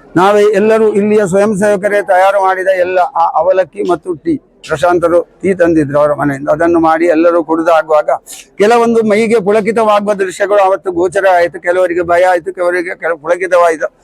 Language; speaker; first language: Kannada; native; Kannada